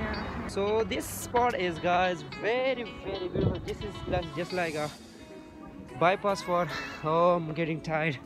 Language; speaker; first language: English; non-native, local second language; Urdu